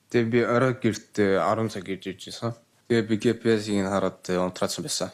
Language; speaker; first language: Mongolian; early bilingual, heritage; Mongolian